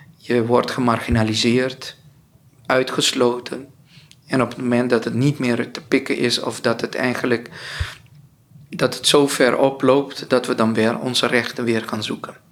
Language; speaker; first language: Dutch; non-native, local second language; Papiamento